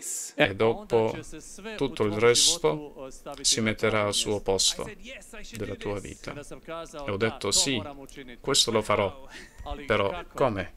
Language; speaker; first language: Italian; non-native, fluent; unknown